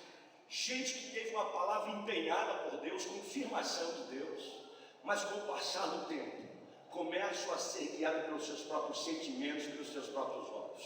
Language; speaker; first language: Portuguese; native; Portuguese